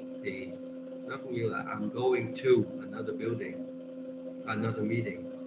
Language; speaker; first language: English; non-native, fluent; Vietnamese